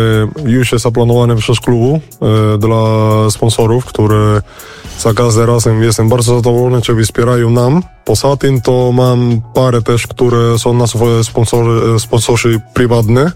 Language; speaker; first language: Polish; non-native, fluent; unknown